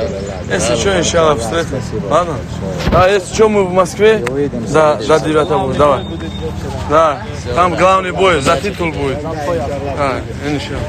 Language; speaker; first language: Russian; non-native, learner; Tajik